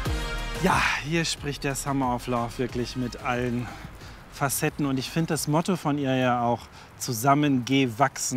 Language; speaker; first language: German; native; German